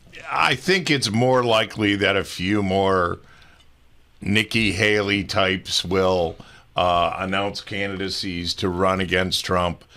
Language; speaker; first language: English; native; English